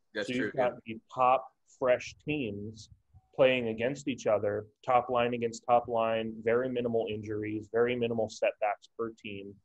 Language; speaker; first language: English; native; English